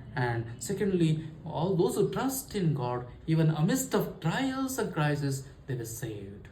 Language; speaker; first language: English; non-native, local second language; Kannada